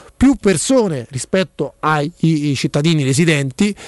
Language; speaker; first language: Italian; native; Italian